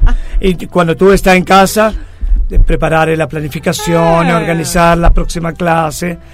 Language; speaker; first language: Italian; non-native, fluent; Spanish